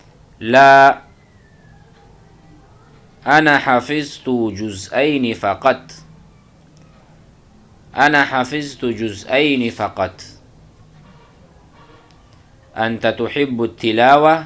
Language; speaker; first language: Arabic; non-native, fluent; Urdu